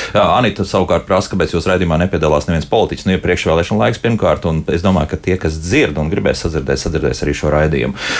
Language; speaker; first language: Latvian; native; Latvian